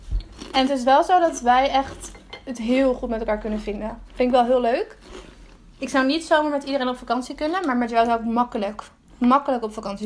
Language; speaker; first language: Dutch; native; Dutch